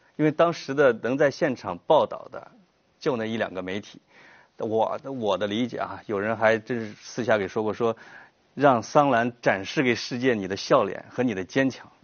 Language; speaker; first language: Chinese; native; Chinese